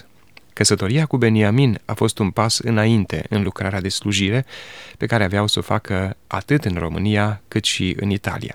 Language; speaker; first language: Romanian; native; Romanian